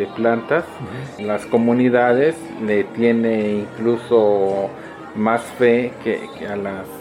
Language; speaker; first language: Spanish; native; Spanish